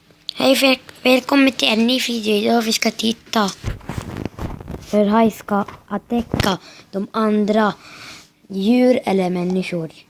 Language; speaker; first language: Swedish; non-native, learner; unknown